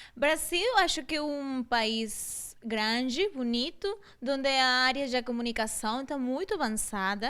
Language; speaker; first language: Portuguese; non-native, fluent; Spanish